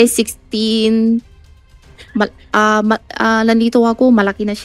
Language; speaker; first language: Filipino; non-native, learner; Chinese